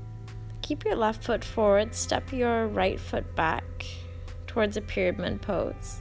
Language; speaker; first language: English; native; English